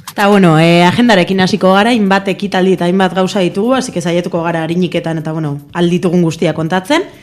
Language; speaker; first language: Basque; non-native, local second language; Spanish